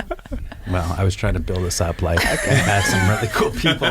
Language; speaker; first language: English; native; English